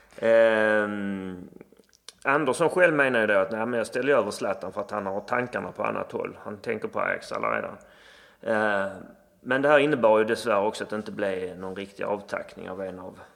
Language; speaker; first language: Swedish; native; Swedish